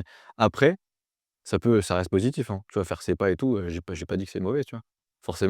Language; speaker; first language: French; native; French